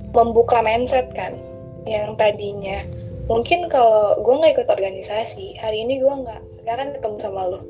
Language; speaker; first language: Indonesian; non-native, local second language; Sundanese